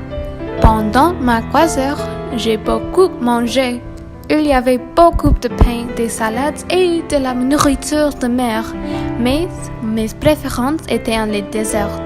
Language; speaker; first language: French; non-native, learner; English